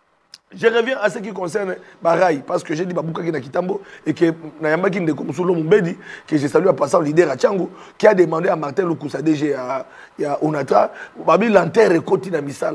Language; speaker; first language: French; non-native, local second language; Lingala